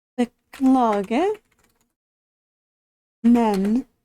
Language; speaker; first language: Norwegian; non-native, learner; English